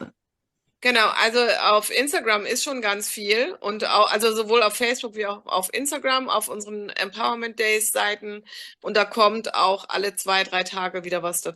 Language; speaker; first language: German; native; German